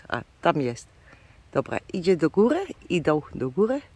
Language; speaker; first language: Polish; non-native, learner; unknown